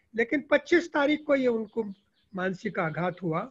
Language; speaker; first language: Hindi; native; Hindi